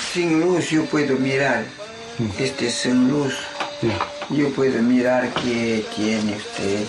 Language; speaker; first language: Spanish; non-native, local second language; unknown